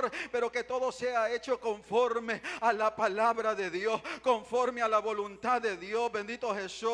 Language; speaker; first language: Spanish; native; Spanish